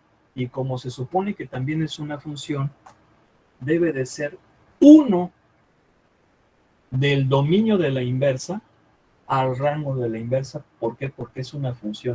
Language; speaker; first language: Spanish; native; Spanish